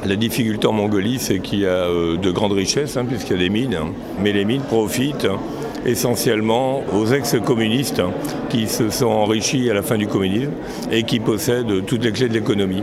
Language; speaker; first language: French; native; French